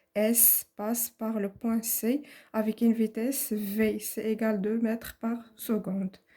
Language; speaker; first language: French; non-native, local second language; Arabic